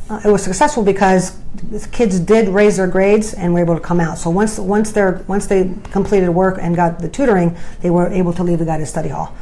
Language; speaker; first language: English; native; English